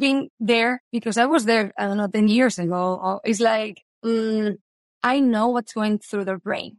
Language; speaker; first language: English; non-native, fluent; Spanish